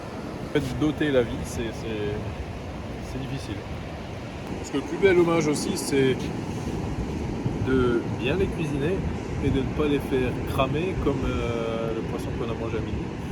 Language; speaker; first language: French; native; French